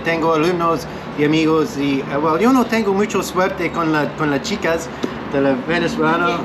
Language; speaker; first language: Spanish; non-native, learner; English